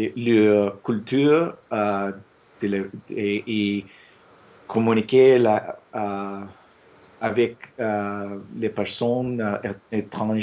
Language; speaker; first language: French; non-native, learner; English